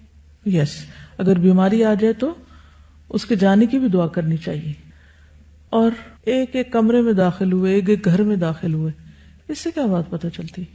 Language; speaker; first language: Urdu; native; Urdu